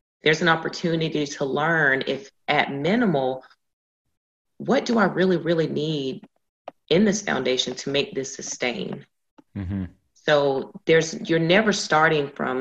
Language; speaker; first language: English; native; English